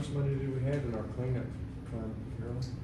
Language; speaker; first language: English; native; English